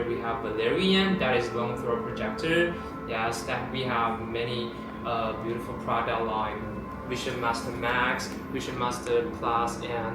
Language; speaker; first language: English; non-native, learner; Chinese